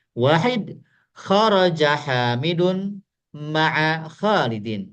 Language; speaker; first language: Arabic; non-native, fluent; Indonesian